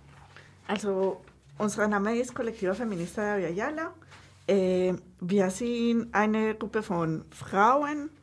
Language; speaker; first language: German; non-native, fluent; Spanish